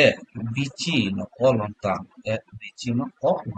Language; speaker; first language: Italian; non-native, learner; Bangla